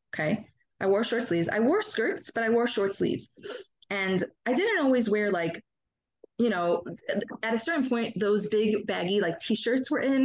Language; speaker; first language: English; native; English